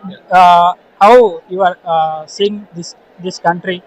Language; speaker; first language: English; non-native, local second language; Telugu